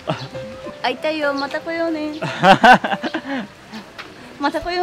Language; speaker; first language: Japanese; native; Japanese